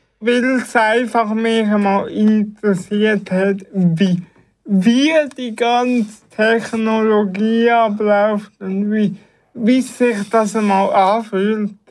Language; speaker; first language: German; early bilingual, other home language; Italian